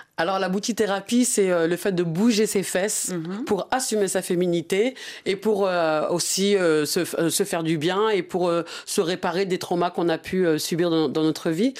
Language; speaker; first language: French; early bilingual, other home language; Bambara